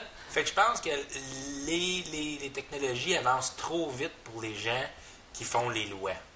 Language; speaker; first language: French; native; French